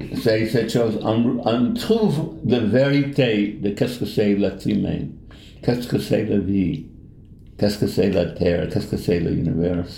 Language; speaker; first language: French; non-native, fluent; English